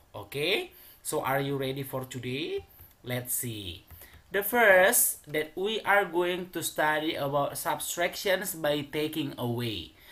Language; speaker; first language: English; non-native, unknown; Indonesian